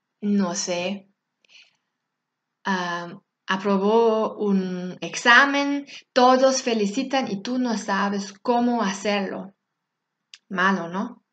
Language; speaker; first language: Spanish; non-native, fluent; German